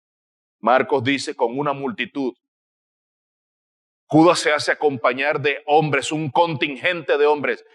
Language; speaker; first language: Spanish; native; Spanish